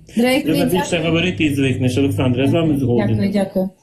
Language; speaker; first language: Ukrainian; non-native, local second language; Russian